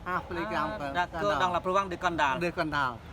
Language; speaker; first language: French; non-native, fluent; Khmer